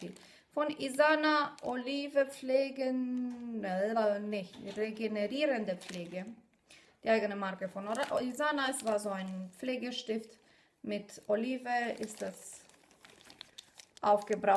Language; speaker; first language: German; non-native, fluent; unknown